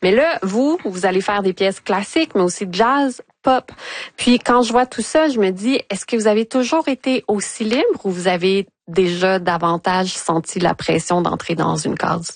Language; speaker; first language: French; native; French